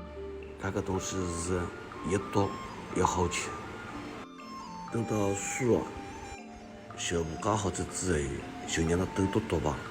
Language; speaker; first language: Chinese; non-native, local second language; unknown